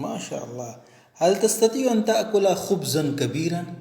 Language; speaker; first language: Arabic; non-native, fluent; Urdu